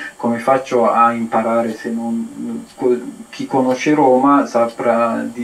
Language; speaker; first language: Italian; non-native, fluent; Amharic